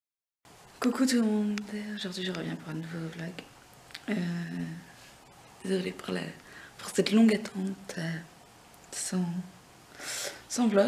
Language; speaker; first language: French; native; French